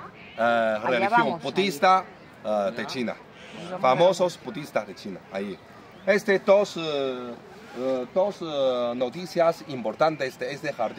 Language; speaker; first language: Spanish; non-native, learner; Chinese